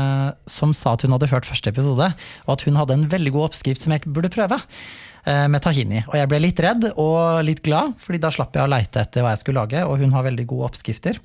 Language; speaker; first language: Norwegian; native; Norwegian